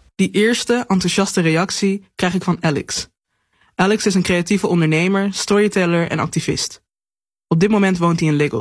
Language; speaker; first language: Dutch; native; Dutch